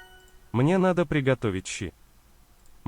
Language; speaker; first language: Russian; non-native, learner; English